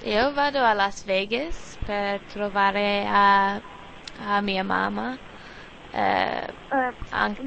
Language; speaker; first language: Italian; non-native, learner; English